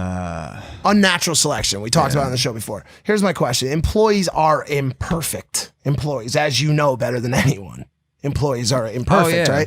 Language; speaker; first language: English; native; English